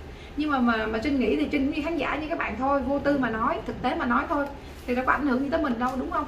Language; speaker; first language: Vietnamese; native; Vietnamese